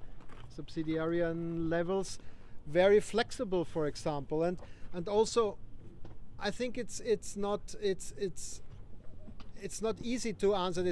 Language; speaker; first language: English; non-native, fluent; German